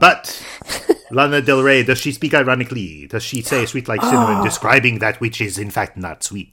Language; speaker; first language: English; native; English